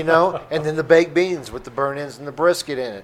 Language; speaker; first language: English; native; English